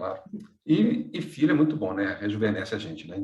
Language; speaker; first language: Portuguese; native; Portuguese